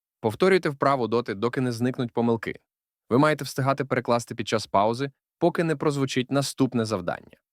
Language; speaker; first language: Ukrainian; native; Ukrainian